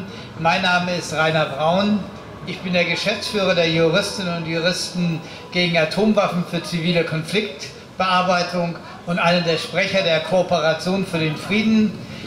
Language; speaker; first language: German; native; German